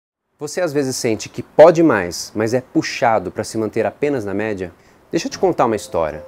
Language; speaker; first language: Portuguese; native; Portuguese